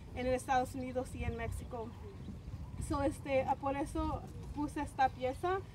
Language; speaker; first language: Spanish; early bilingual, other home language; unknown